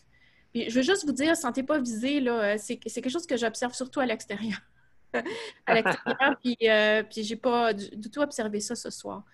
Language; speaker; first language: French; native; French